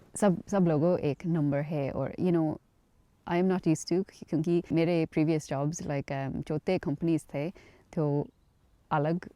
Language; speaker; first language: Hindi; non-native, learner; English